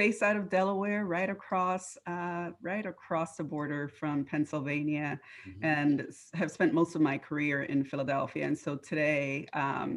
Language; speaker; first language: English; non-native, fluent; Spanish